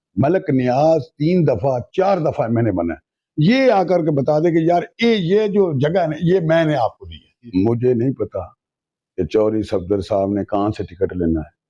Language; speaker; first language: Urdu; non-native, local second language; Punjabi